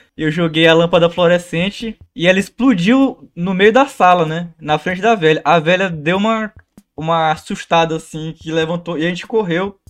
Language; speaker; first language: Portuguese; native; Portuguese